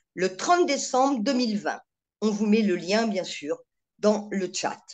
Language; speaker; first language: French; native; French